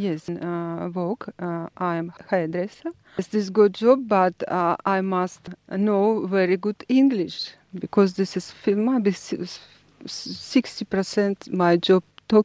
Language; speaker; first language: English; non-native, learner; Russian